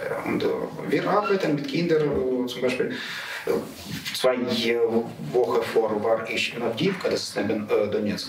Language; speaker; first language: German; non-native, learner; Ukrainian